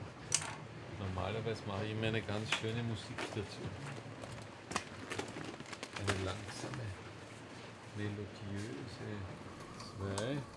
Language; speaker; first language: German; native; German